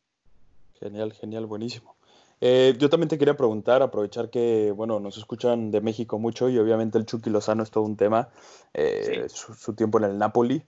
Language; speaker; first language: Spanish; native; Spanish